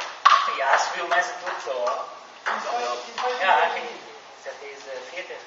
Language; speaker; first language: Dutch; non-native, learner; Chinese